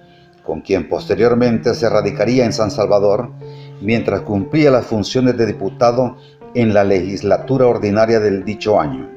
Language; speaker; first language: Spanish; native; Spanish